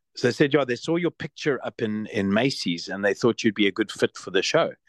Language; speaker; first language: English; native; English